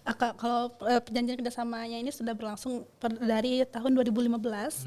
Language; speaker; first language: Indonesian; non-native, fluent; Japanese